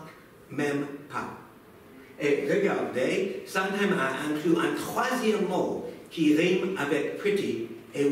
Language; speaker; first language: French; non-native, fluent; English